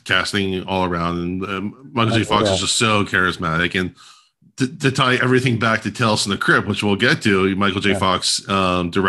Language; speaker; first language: English; native; English